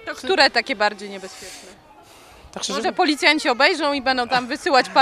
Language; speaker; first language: Polish; native; Polish